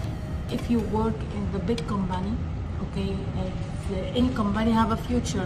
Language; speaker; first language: English; non-native, learner; Arabic